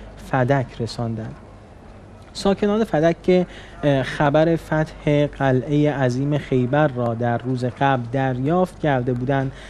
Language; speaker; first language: Persian; native; Persian